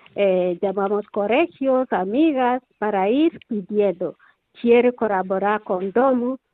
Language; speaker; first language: Spanish; non-native, learner; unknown